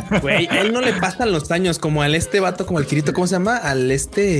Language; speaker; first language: Spanish; native; Spanish